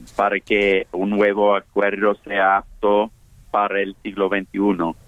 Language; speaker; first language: Spanish; non-native, fluent; English